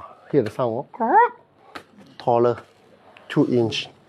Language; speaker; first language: English; non-native, local second language; Cantonese